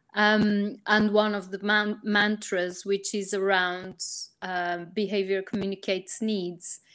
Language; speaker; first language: English; non-native, fluent; Portuguese